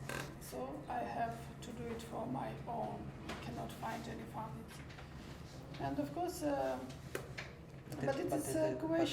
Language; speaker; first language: English; non-native, learner; Armenian